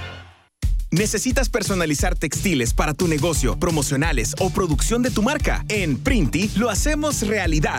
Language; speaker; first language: Spanish; native; Spanish